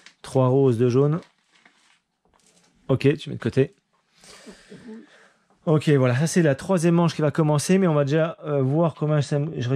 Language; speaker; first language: French; native; French